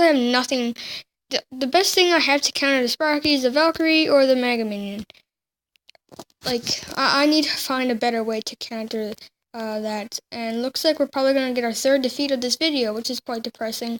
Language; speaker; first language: English; native; English